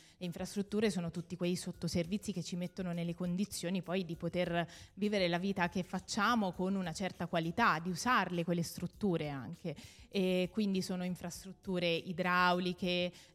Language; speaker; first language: Italian; native; Italian